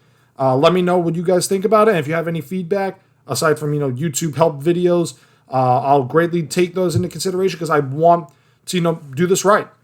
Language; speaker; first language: English; native; English